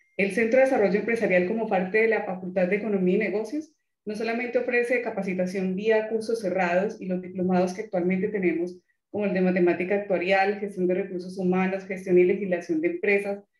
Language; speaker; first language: Spanish; native; Spanish